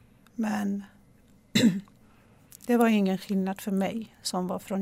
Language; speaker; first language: Swedish; non-native, local second language; Persian